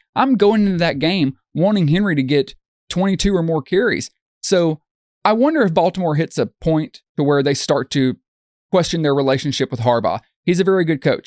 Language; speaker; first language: English; native; English